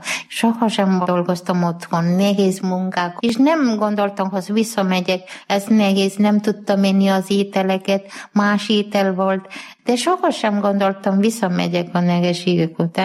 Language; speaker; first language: Hungarian; non-native, learner; Malayalam